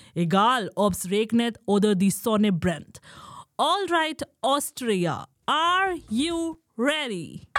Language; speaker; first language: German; non-native, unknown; Hindi